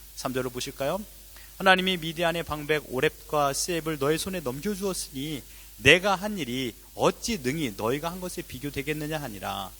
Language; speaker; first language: Korean; native; Korean